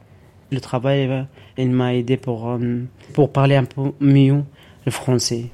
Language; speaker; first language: French; non-native, learner; Arabic